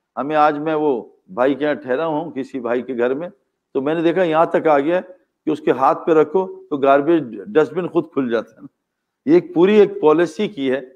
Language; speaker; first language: Urdu; native; Urdu